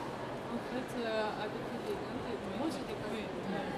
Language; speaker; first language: French; non-native, fluent; Japanese